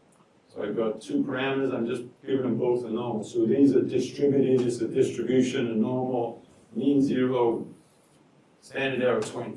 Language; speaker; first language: English; native; English